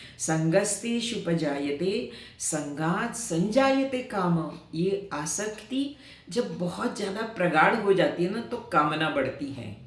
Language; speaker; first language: Hindi; non-native, local second language; Marathi